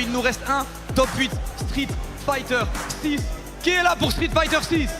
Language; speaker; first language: French; native; French